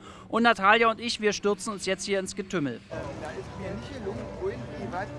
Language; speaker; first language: German; native; German